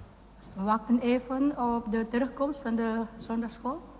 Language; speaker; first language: Dutch; non-native, fluent; Indonesian